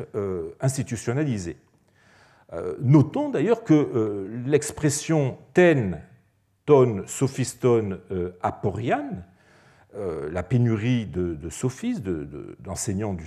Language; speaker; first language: French; native; French